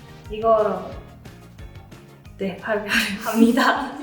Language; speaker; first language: Korean; non-native, learner; Japanese